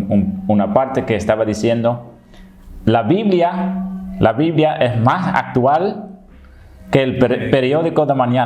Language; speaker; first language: Spanish; non-native, fluent; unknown